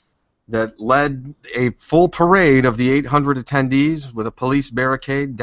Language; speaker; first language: English; native; English